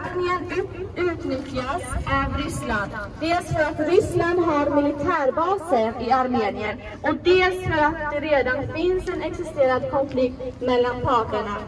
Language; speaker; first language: Swedish; non-native, fluent; Azerbaijani